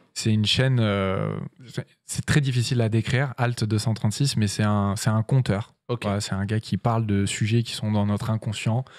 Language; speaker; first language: French; native; French